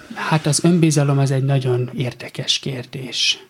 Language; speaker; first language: Hungarian; native; Hungarian